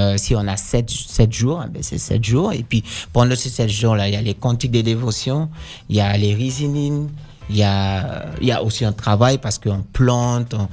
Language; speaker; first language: French; non-native, fluent; Dutch